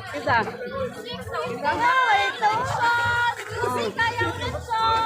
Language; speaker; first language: Filipino; non-native, local second language; Cebuano